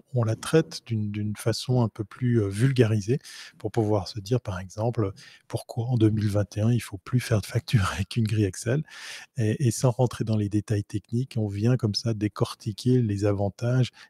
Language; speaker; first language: French; native; French